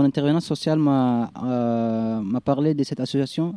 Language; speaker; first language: French; non-native, fluent; Arabic